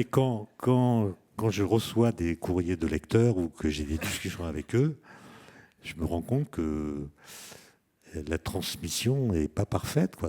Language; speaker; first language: French; native; French